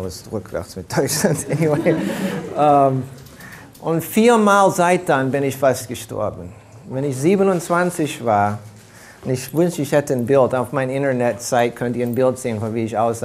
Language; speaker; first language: German; early bilingual, heritage; German